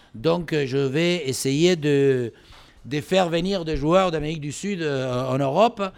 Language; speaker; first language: French; non-native, fluent; Spanish